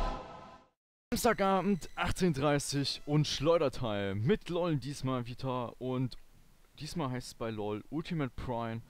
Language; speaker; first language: German; native; German